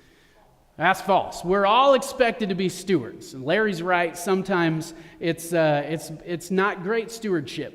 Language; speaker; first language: English; native; English